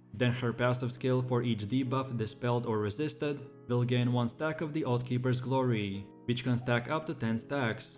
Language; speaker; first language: English; non-native, fluent; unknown